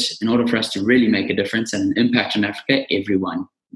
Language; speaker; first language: English; native; English